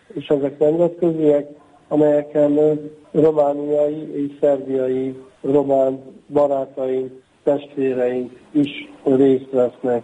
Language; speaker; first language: Hungarian; non-native, local second language; Romanian